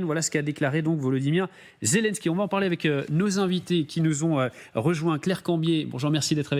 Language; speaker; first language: French; native; French